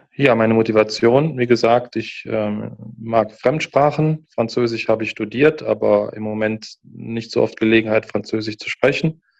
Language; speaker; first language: German; native; German